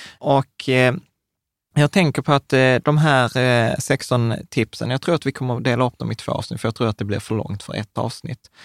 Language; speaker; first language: Swedish; early bilingual, other home language; Czech